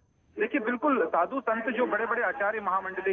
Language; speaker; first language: Hindi; native; Hindi